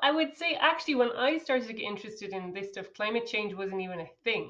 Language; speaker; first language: English; native; English